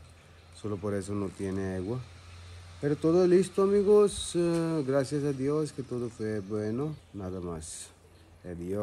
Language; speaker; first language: Spanish; non-native, learner; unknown